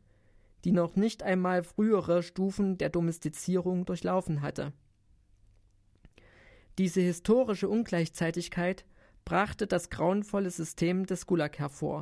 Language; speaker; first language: German; native; German